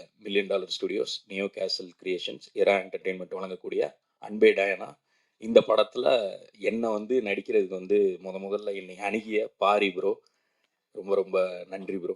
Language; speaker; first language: Tamil; native; Tamil